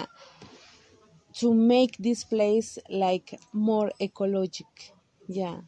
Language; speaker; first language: English; non-native, local second language; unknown